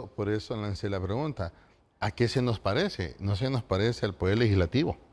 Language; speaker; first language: Spanish; native; Spanish